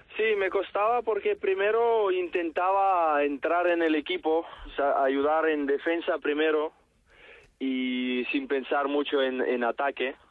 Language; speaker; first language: Spanish; non-native, learner; Russian